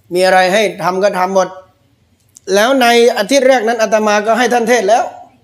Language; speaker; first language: Thai; native; Thai